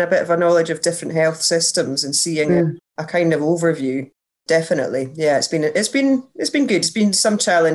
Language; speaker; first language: English; native; English